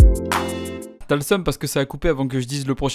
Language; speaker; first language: French; native; French